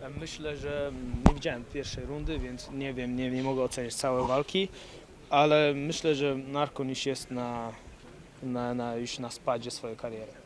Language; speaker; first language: Polish; early bilingual, other home language; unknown